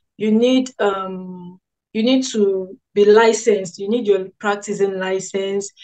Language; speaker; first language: English; non-native, local second language; Yoruba